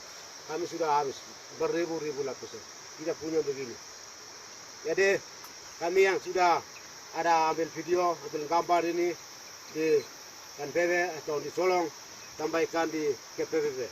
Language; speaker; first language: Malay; non-native, local second language; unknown